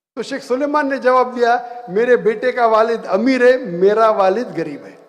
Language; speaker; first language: Hindi; non-native, local second language; Konkani